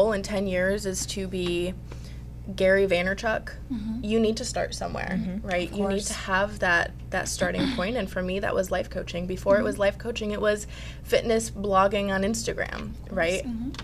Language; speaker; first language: English; native; English